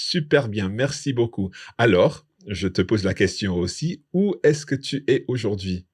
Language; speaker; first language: French; non-native, fluent; English